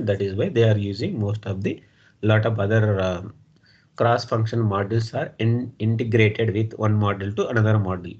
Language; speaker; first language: English; non-native, local second language; Telugu